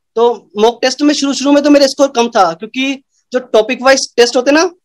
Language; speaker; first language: Hindi; native; Hindi